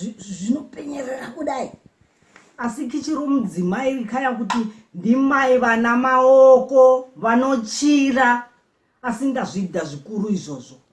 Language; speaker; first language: Shona; non-native, local second language; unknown